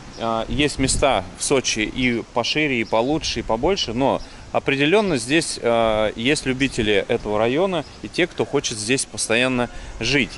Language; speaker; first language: Russian; native; Russian